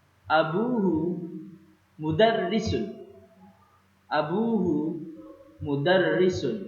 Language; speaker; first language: Arabic; non-native, fluent; Indonesian